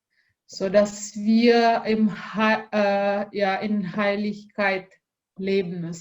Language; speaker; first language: German; non-native, learner; Indonesian